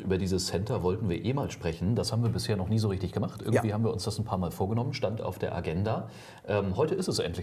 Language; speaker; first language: German; native; German